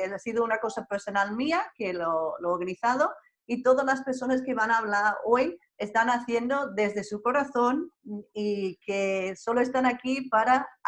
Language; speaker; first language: Spanish; non-native, fluent; English